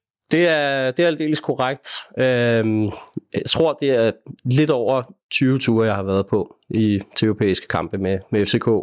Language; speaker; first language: Danish; native; Danish